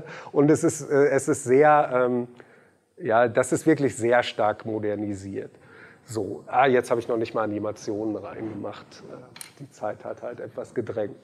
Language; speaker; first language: German; native; German